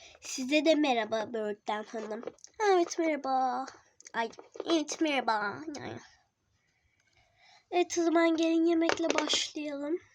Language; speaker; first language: Turkish; native; Turkish